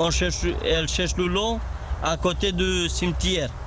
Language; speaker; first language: French; non-native, learner; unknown